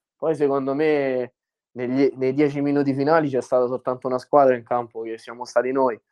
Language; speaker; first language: Italian; native; Italian